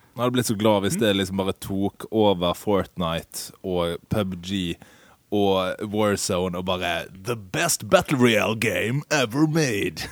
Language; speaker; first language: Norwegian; native; Norwegian